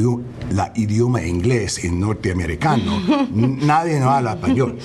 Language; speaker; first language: Spanish; early bilingual, heritage; English